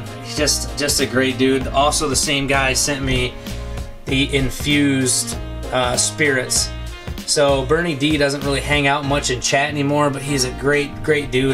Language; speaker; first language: English; native; English